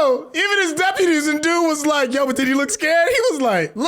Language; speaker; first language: English; native; English